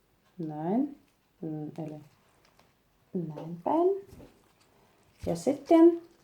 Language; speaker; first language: Finnish; non-native, learner; Russian